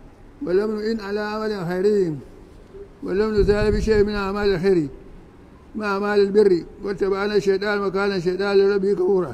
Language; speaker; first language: Arabic; non-native, fluent; Hausa